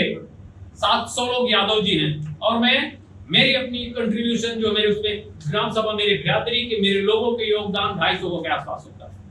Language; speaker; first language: Hindi; native; Hindi